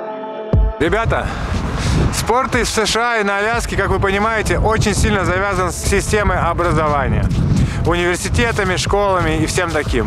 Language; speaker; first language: Russian; native; Russian